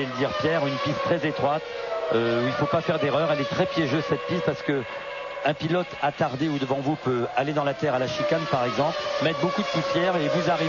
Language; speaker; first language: French; native; French